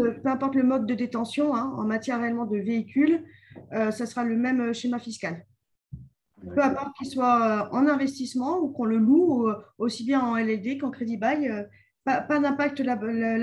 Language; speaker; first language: French; native; French